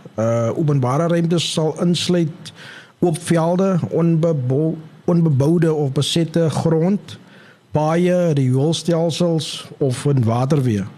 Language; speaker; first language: Afrikaans; native; Afrikaans